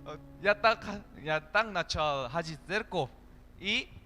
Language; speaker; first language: Russian; non-native, learner; Korean